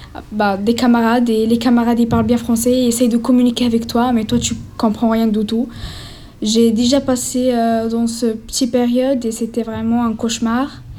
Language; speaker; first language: French; non-native, fluent; Spanish